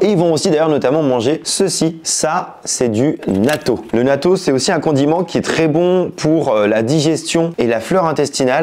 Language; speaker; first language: French; native; French